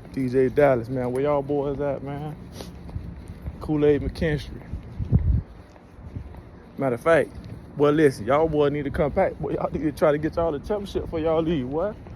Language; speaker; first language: English; native; English